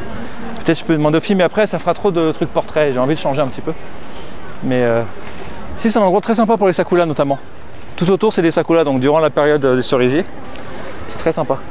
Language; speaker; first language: French; native; French